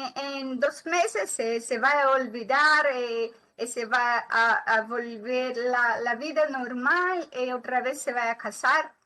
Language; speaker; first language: Spanish; non-native, learner; Portuguese